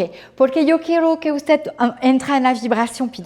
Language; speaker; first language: Spanish; non-native, fluent; French